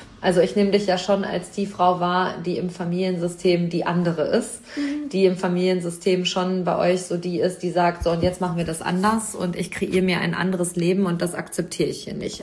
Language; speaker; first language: German; native; German